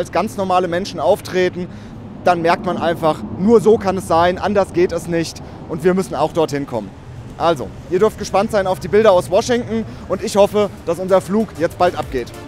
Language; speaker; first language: German; native; German